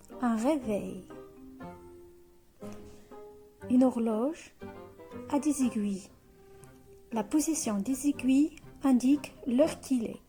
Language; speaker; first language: French; non-native, local second language; Arabic